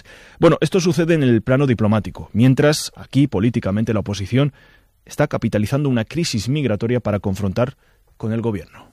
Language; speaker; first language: Spanish; native; Spanish